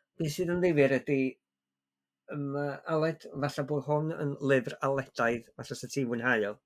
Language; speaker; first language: Welsh; native; Welsh